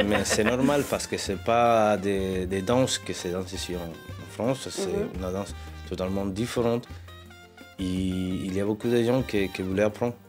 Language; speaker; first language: French; non-native, learner; Spanish